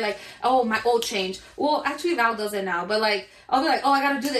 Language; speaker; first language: English; early bilingual, other home language; Spanish